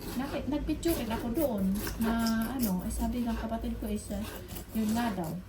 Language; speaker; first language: Filipino; native; Filipino